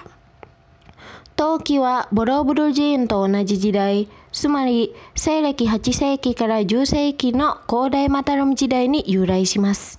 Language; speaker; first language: Japanese; non-native, fluent; Indonesian